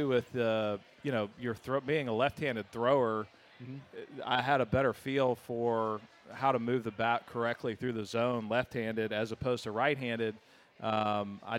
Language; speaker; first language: English; native; English